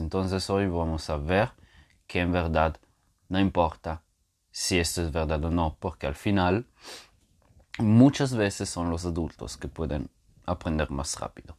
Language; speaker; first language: Spanish; non-native, fluent; Portuguese